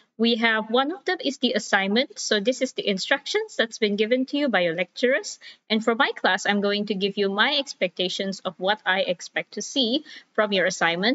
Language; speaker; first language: English; non-native, local second language; Malay